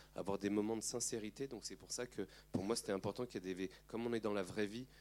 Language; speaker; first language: French; native; French